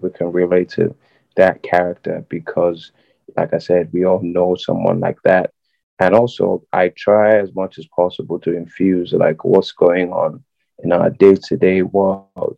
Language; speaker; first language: English; non-native, local second language; Yoruba